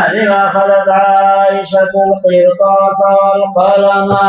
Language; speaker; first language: Arabic; non-native, learner; Bangla